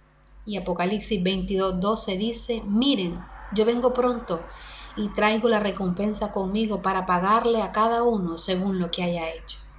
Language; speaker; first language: Spanish; native; Spanish